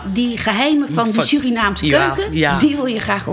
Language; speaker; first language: Dutch; native; Dutch